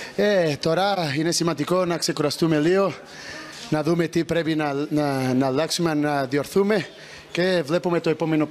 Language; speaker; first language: Greek; non-native, fluent; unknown